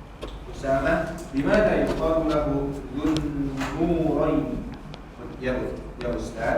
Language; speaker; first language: Arabic; non-native, learner; Indonesian